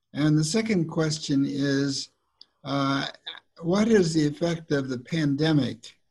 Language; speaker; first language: English; native; English